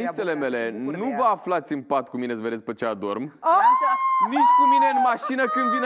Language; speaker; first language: Romanian; native; Romanian